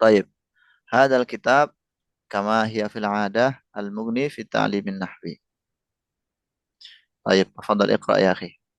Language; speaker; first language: Arabic; non-native, fluent; Indonesian